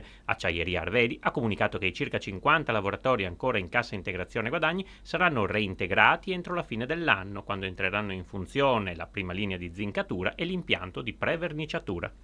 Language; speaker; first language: Italian; native; Italian